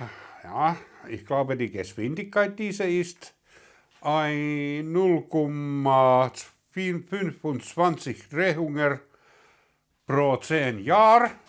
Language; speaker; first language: German; non-native, learner; Finnish